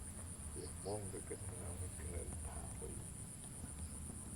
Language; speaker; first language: Chinese; non-native, learner; Indonesian